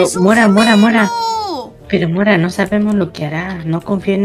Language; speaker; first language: Spanish; native; Spanish